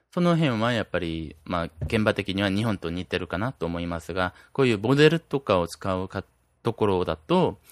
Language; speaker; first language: Japanese; non-native, fluent; Korean